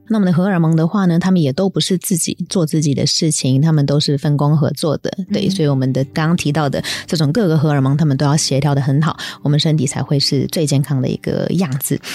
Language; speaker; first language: Chinese; early bilingual, heritage; Chinese